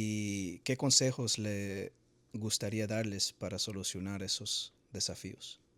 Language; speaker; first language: Spanish; early bilingual, heritage; Spanish